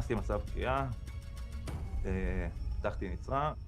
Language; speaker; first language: Hebrew; native; Hebrew